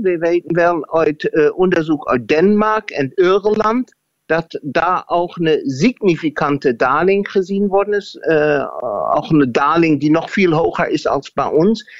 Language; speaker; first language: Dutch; non-native, fluent; German